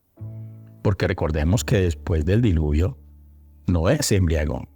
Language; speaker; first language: Spanish; native; Spanish